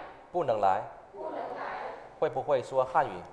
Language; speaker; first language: Chinese; non-native, fluent; Vietnamese